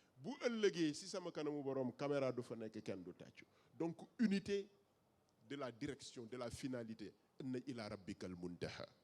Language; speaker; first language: Wolof; native; Wolof